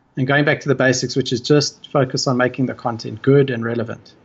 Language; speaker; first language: English; native; English